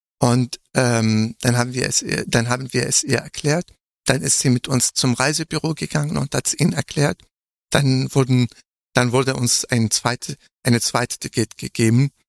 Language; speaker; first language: German; non-native, fluent; Arabic